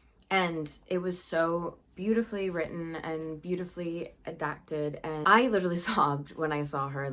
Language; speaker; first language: English; native; English